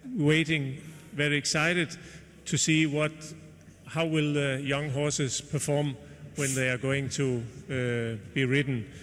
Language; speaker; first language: English; non-native, fluent; Danish